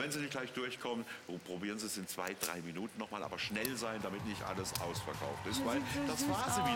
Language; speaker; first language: German; native; German